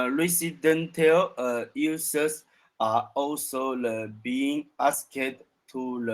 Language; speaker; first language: English; non-native, learner; Chinese